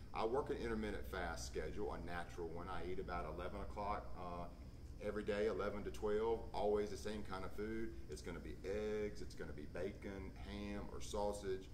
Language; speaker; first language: English; native; English